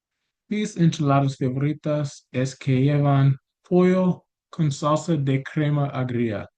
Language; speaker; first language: Spanish; non-native, learner; English